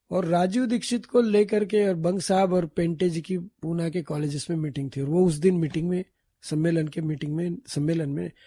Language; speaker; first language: Hindi; non-native, local second language; Marathi